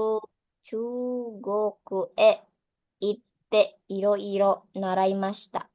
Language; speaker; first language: Japanese; non-native, learner; Indonesian